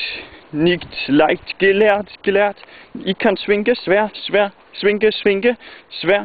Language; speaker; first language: German; non-native, learner; Danish